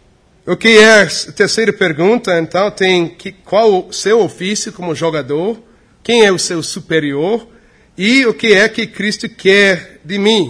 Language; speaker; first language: Portuguese; non-native, fluent; English